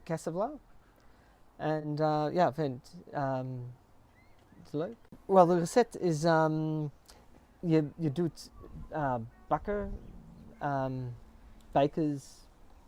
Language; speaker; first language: Dutch; early bilingual, heritage; English